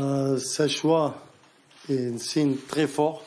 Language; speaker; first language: French; non-native, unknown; Arabic